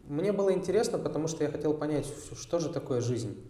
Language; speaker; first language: Russian; native; Russian